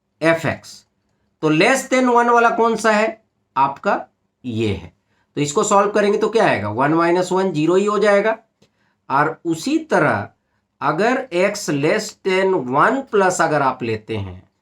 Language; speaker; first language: Hindi; native; Hindi